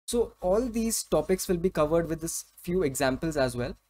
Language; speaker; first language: English; non-native, local second language; Hindi